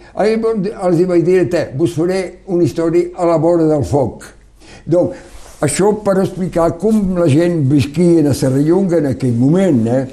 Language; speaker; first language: Catalan; non-native, local second language; French